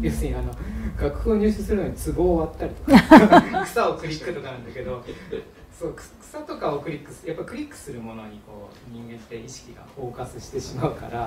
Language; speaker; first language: Japanese; native; Japanese